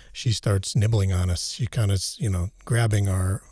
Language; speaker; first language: English; native; English